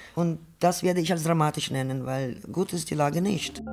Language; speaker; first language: German; non-native, fluent; Ukrainian